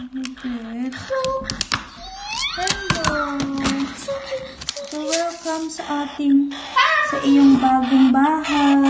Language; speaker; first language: Filipino; native; Filipino